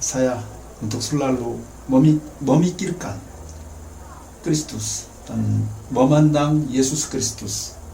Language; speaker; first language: Indonesian; non-native, fluent; Korean